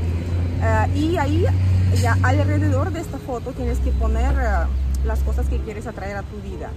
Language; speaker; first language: Spanish; native; Spanish